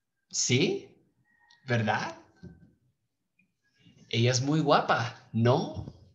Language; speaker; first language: Spanish; native; Spanish